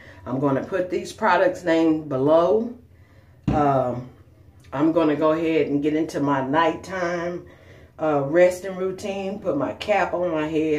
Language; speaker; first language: English; native; English